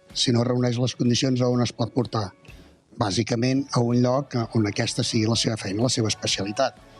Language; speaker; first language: Catalan; native; Catalan